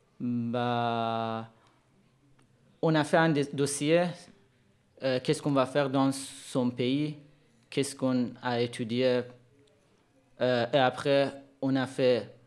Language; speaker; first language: French; non-native, learner; Persian